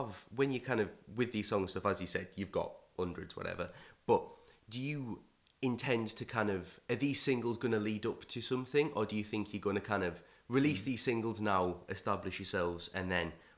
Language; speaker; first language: English; native; English